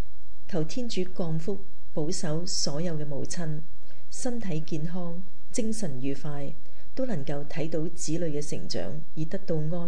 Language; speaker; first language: Chinese; native; Chinese